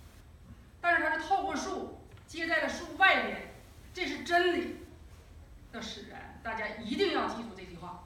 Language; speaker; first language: Chinese; native; Chinese